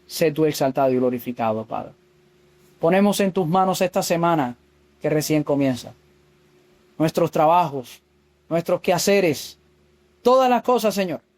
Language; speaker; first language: Spanish; native; Spanish